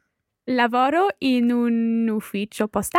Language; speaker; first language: Italian; non-native, learner; English